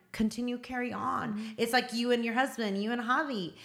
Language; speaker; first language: English; early bilingual, other home language; Spanish